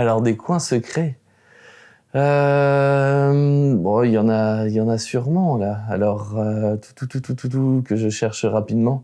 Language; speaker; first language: French; native; French